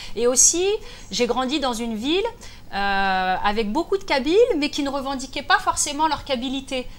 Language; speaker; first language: French; native; French